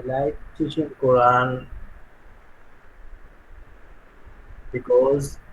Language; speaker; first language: English; non-native, learner; Bangla